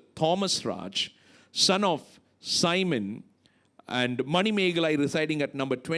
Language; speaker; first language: English; non-native, local second language; Tamil